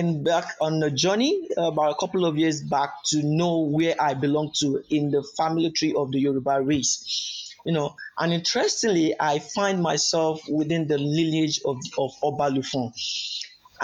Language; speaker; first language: English; non-native, local second language; Yoruba